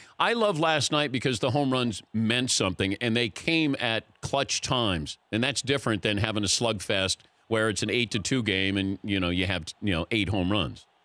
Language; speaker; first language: English; native; English